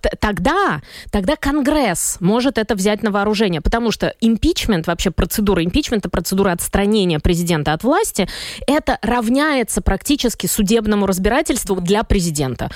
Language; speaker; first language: Russian; native; Russian